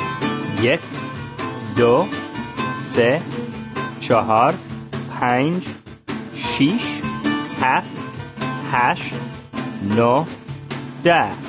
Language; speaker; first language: Persian; non-native, learner; English